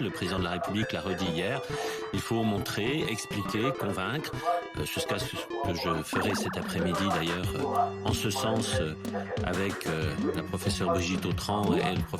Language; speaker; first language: French; native; French